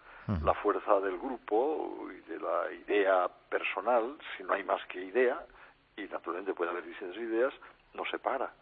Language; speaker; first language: Spanish; native; Spanish